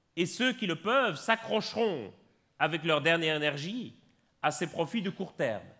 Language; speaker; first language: French; native; French